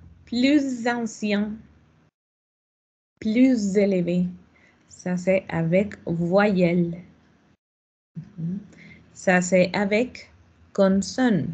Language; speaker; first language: French; non-native, fluent; Spanish